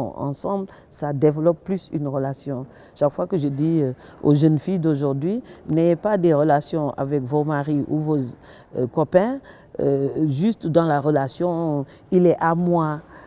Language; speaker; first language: French; non-native, local second language; Wolof